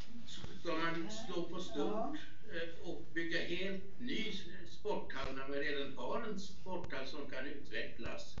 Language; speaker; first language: Swedish; native; Swedish